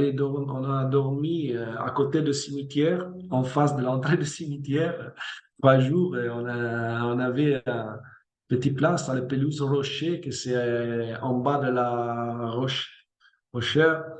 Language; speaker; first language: French; non-native, fluent; Italian